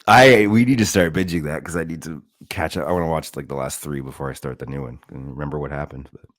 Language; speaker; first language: English; native; English